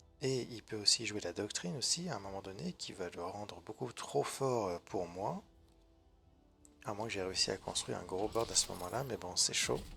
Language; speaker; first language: French; native; French